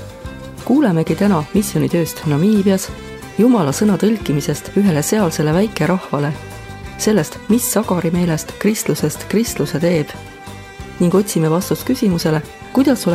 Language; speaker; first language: Estonian; native; Estonian